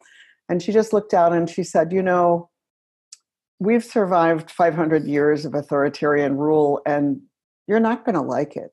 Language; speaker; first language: English; native; English